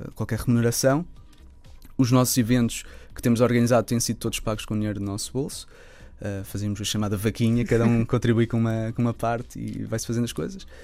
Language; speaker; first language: Portuguese; native; Portuguese